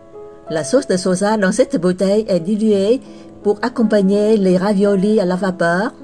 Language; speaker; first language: French; non-native, fluent; Vietnamese